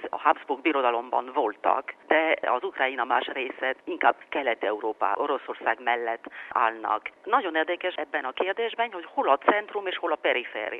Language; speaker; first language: Hungarian; non-native, fluent; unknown